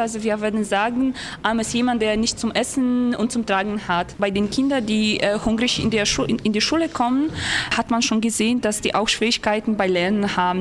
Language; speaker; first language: German; non-native, fluent; Polish